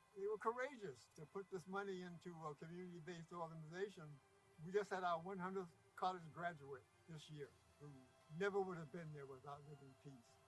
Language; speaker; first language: English; native; English